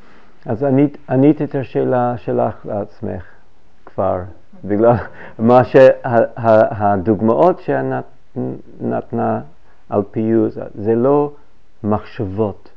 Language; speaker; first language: Hebrew; non-native, fluent; English